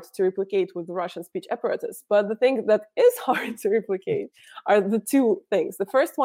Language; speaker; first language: English; non-native, fluent; Russian